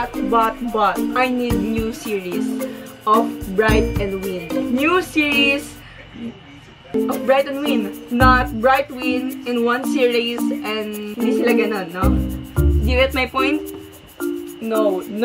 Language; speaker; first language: English; non-native, local second language; Filipino